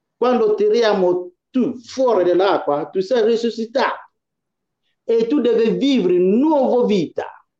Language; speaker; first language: Italian; non-native, fluent; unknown